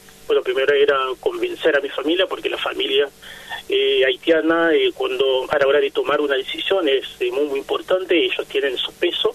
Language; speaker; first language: Spanish; non-native, fluent; Haitian Creole